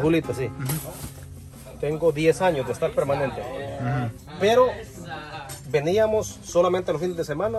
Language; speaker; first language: Spanish; native; Spanish